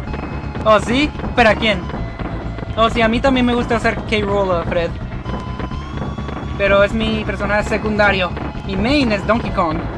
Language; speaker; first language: Spanish; non-native, fluent; English